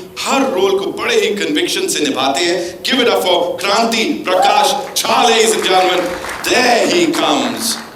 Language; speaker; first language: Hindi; native; Hindi